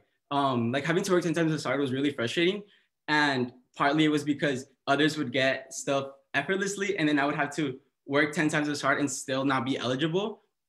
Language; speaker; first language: English; early bilingual, other home language; Spanish